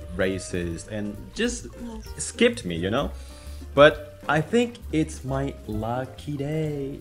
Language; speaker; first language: English; non-native, fluent; Indonesian